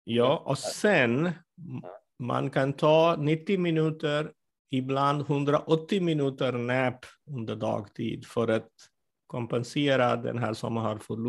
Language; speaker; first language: Swedish; non-native, fluent; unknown